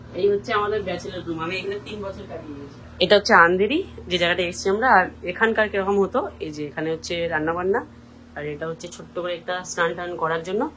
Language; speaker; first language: Bangla; native; Bangla